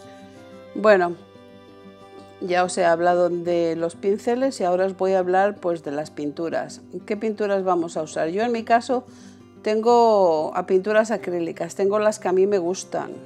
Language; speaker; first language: Spanish; native; Spanish